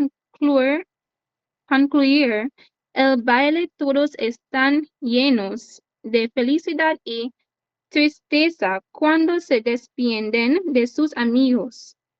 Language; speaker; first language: Spanish; non-native, learner; English